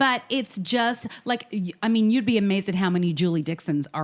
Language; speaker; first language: English; native; English